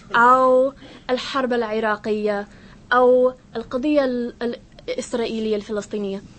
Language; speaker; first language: Arabic; non-native, fluent; English